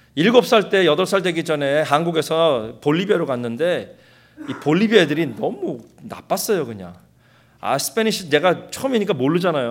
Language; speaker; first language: Korean; early bilingual, heritage; Korean